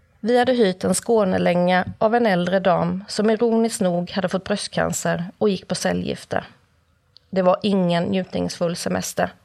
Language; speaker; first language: Swedish; native; Swedish